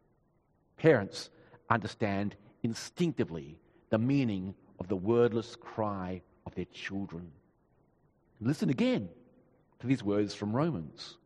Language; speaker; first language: English; native; English